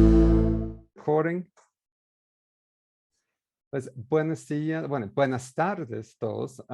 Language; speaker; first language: Spanish; non-native, fluent; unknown